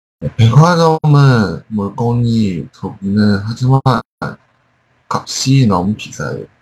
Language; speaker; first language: Korean; non-native, learner; Chinese